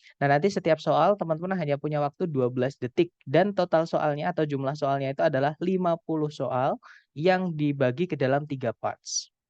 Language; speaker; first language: Indonesian; non-native, local second language; Javanese